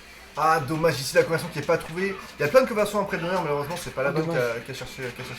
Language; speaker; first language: French; native; French